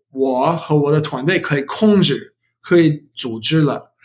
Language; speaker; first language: Chinese; non-native, learner; English